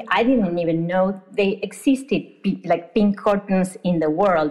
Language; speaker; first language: English; non-native, fluent; Spanish